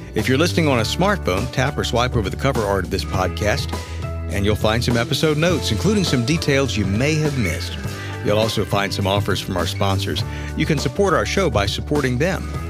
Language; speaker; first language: English; native; English